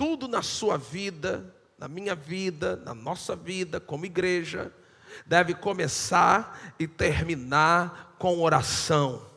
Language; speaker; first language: Portuguese; native; Portuguese